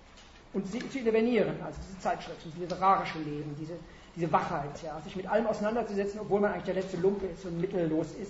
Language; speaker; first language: German; native; German